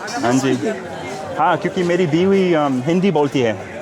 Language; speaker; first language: Hindi; non-native, learner; English